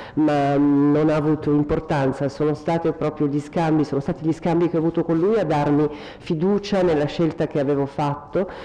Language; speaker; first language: Italian; native; Italian